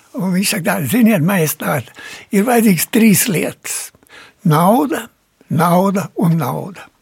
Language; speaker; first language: Latvian; early bilingual, heritage; Latvian